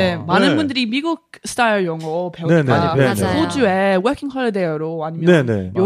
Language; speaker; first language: Korean; non-native, learner; English